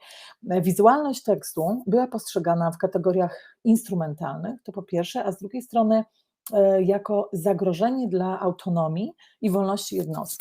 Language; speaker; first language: Polish; native; Polish